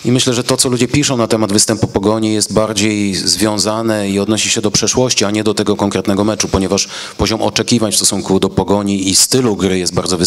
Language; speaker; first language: Polish; native; Polish